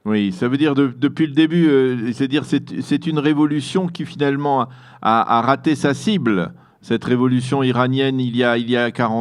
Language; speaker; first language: French; native; French